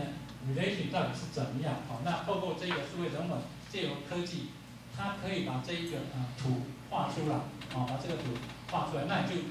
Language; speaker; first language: Chinese; native; Chinese